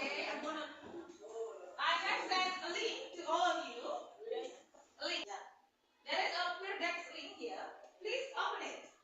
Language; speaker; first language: English; non-native, learner; Indonesian